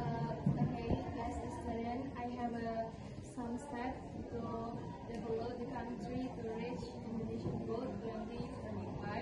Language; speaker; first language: English; non-native, learner; Indonesian